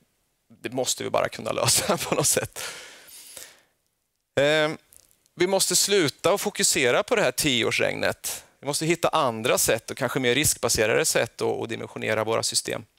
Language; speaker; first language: Swedish; native; Swedish